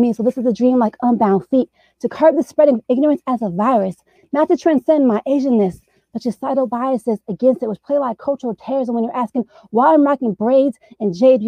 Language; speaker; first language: English; native; English